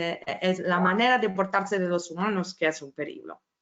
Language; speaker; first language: Spanish; non-native, fluent; Italian